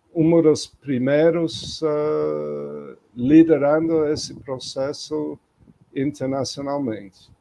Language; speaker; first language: Portuguese; non-native, fluent; English